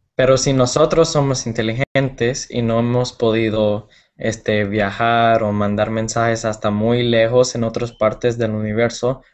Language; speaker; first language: Spanish; non-native, fluent; English